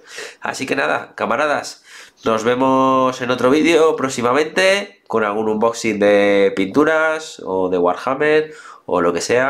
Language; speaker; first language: Spanish; native; Spanish